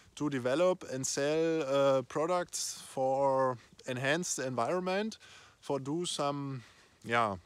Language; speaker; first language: English; non-native, fluent; German